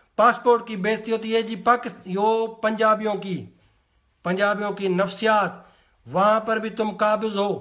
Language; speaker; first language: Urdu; non-native, local second language; Sindhi